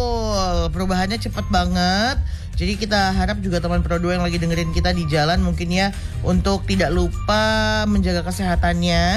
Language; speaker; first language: Indonesian; native; Indonesian